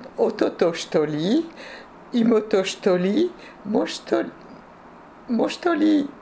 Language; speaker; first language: Japanese; non-native, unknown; French